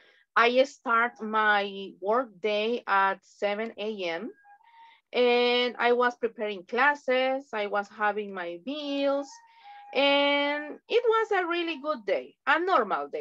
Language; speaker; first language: English; non-native, fluent; Spanish